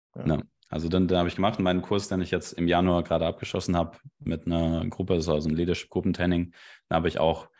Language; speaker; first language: German; non-native, fluent; Russian